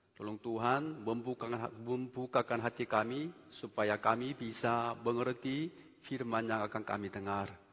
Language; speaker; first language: Indonesian; non-native, fluent; Korean